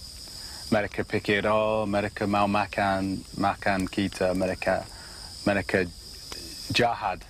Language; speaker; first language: Indonesian; non-native, learner; English